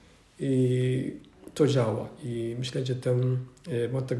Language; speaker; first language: Polish; non-native, fluent; Somali